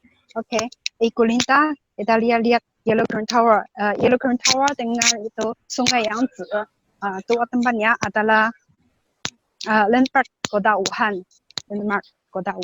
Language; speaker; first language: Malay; non-native, learner; Chinese